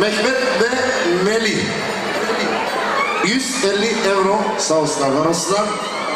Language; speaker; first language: Bulgarian; non-native, local second language; Turkish